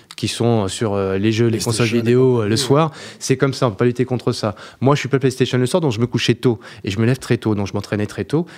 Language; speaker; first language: French; native; French